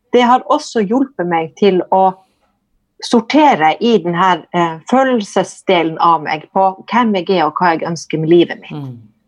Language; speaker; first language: Norwegian; native; Norwegian